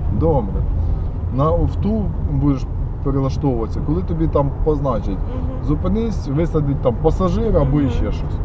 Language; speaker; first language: Ukrainian; non-native, local second language; Russian